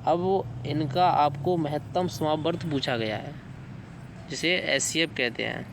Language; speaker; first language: Hindi; native; Hindi